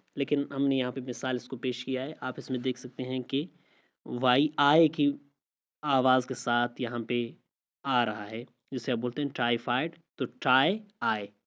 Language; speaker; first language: Urdu; non-native, local second language; Baluchi